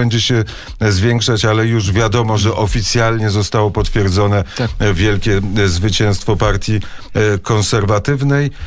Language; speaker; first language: Polish; native; Polish